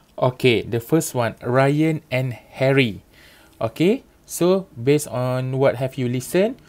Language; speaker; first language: English; non-native, local second language; Malay